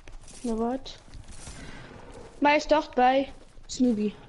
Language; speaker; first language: German; non-native, local second language; Luxembourgish